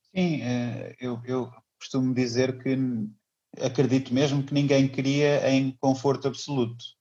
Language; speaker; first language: Portuguese; native; Portuguese